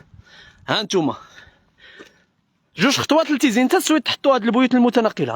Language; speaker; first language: Arabic; native; Arabic